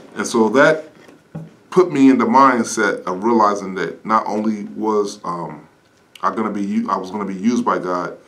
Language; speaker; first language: English; native; English